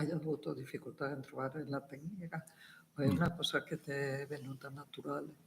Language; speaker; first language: Italian; non-native, fluent; Spanish